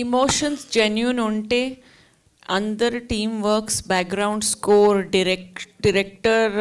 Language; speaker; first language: Telugu; non-native, learner; Hindi